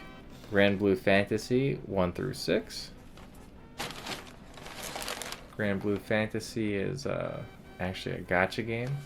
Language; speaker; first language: English; native; English